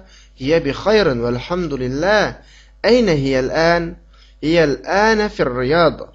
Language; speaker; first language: Arabic; non-native, fluent; Uyghur